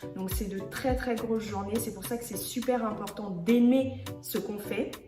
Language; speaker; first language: French; early bilingual, other home language; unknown